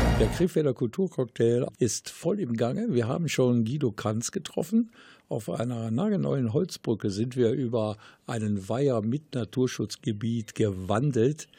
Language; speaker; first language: German; native; German